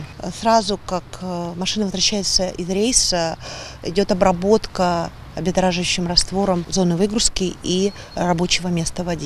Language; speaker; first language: Russian; native; Russian